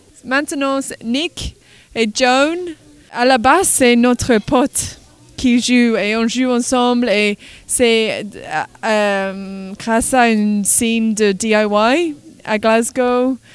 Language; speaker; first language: French; non-native, learner; English